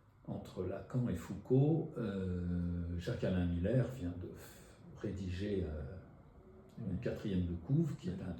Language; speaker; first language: French; native; French